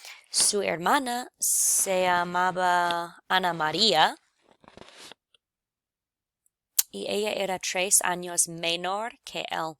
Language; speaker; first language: Spanish; non-native, fluent; English